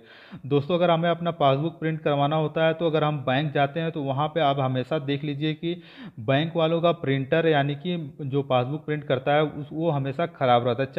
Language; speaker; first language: Hindi; native; Hindi